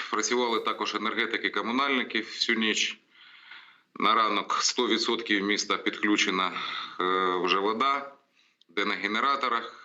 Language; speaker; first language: Ukrainian; non-native, local second language; Russian